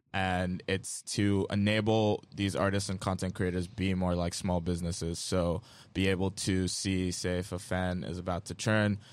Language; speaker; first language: English; non-native, local second language; Yoruba